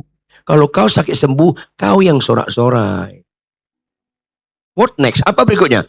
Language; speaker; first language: Indonesian; native; Indonesian